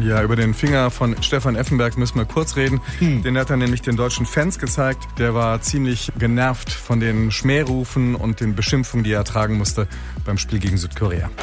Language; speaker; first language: German; native; German